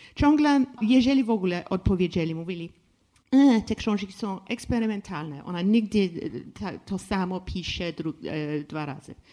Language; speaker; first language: Polish; non-native, fluent; English